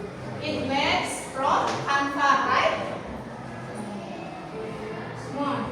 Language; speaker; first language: English; non-native, learner; Indonesian